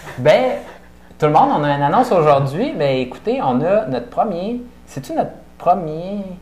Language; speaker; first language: French; native; French